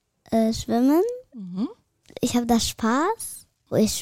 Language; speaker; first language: German; early bilingual, other home language; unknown